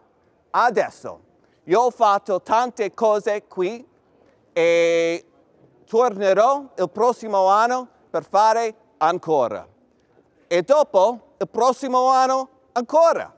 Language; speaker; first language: Italian; non-native, learner; English